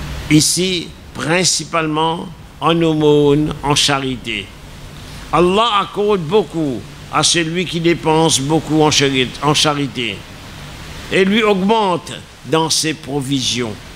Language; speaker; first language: French; non-native, local second language; Morisyen